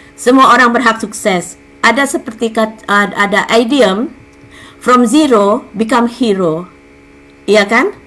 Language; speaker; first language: Indonesian; native; Indonesian